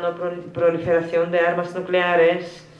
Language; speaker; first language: Spanish; native; Spanish